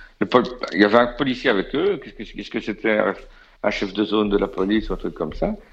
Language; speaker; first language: French; native; French